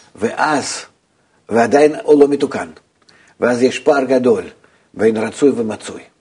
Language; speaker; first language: Hebrew; non-native, fluent; Russian